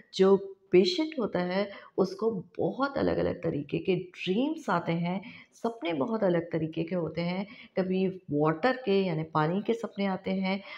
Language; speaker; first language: Hindi; non-native, local second language; Marathi